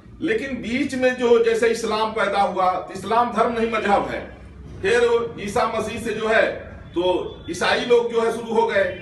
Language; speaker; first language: Hindi; native; Hindi